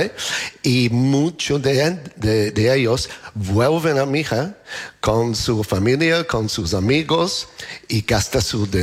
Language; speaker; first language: Spanish; non-native, learner; English